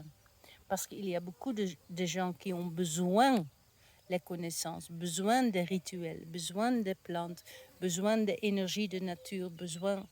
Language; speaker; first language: French; non-native, learner; Dutch